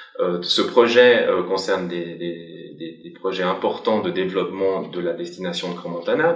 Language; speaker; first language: French; native; French